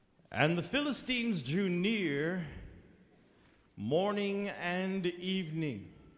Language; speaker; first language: English; native; English